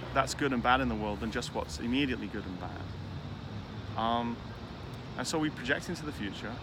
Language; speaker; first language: English; native; English